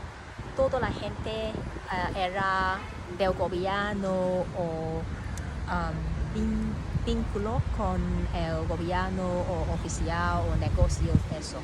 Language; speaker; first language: Spanish; non-native, learner; Cantonese